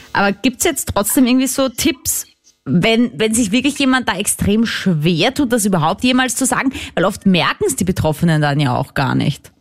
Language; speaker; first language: German; non-native, fluent; Macedonian